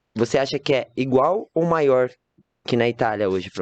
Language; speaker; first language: Portuguese; native; Portuguese